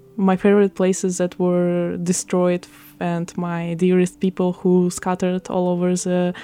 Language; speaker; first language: English; non-native, fluent; Russian